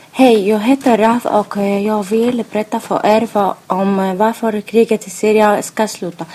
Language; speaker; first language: Swedish; non-native, learner; Arabic